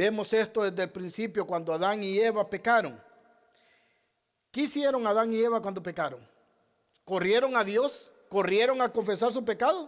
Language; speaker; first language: Spanish; native; Spanish